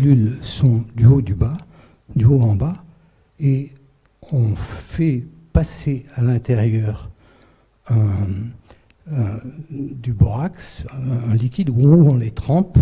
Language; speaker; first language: French; native; French